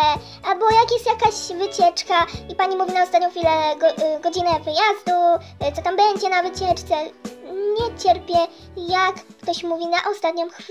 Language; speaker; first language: Polish; native; Polish